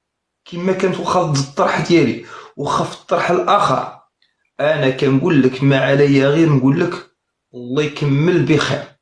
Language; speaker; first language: Arabic; native; Arabic